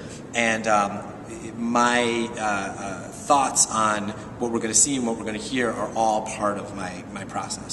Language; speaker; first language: English; native; English